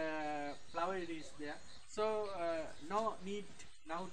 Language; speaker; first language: English; non-native, fluent; Sinhala